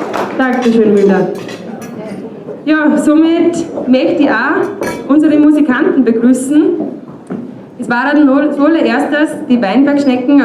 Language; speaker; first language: German; native; German